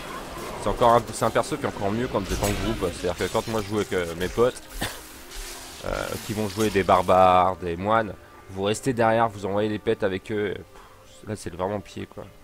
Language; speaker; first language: French; native; French